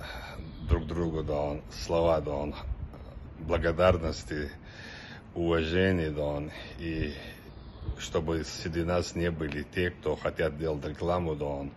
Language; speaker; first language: Russian; non-native, local second language; Chechen